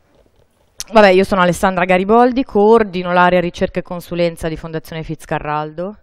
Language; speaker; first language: Italian; native; Italian